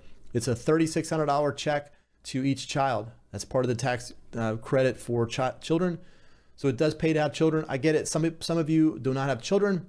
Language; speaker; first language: English; native; English